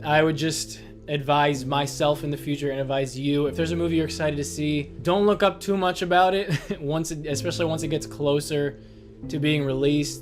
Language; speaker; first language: English; native; English